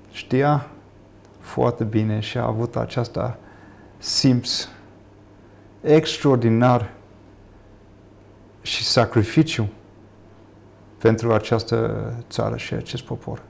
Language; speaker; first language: Romanian; non-native, fluent; English